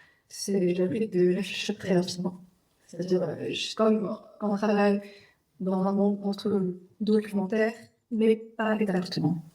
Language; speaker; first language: French; non-native, fluent; Vietnamese